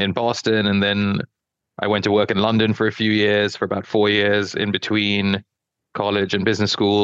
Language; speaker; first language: English; non-native, local second language; Yoruba